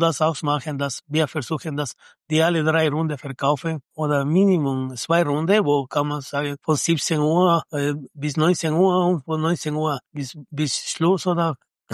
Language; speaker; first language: German; non-native, learner; Spanish